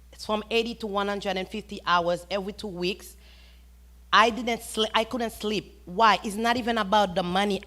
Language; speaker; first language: English; non-native, fluent; Haitian Creole